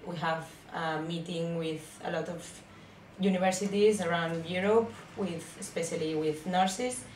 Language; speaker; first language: English; non-native, learner; Spanish